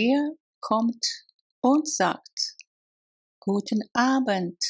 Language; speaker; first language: German; non-native, fluent; Russian